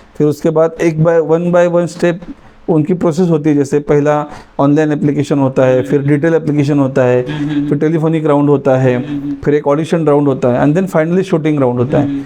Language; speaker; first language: Hindi; non-native, local second language; Marathi